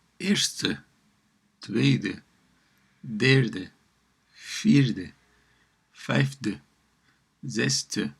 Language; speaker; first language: Dutch; non-native, learner; Turkish